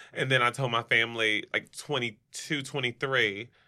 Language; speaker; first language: English; native; English